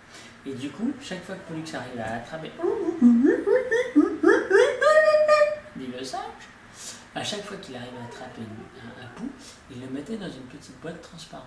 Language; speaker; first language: French; native; French